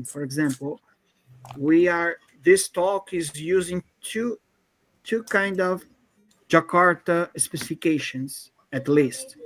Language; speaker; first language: English; non-native, fluent; Portuguese